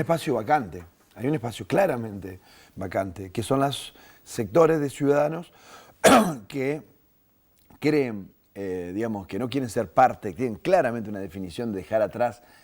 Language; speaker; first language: Spanish; native; Spanish